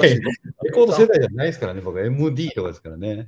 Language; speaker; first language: Japanese; native; Japanese